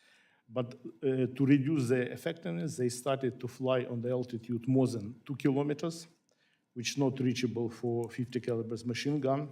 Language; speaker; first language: English; non-native, fluent; Ukrainian